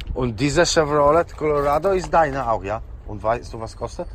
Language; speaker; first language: German; non-native, learner; Polish